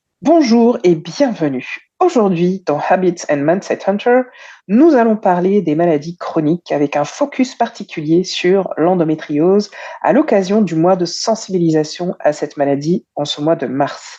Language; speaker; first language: French; native; French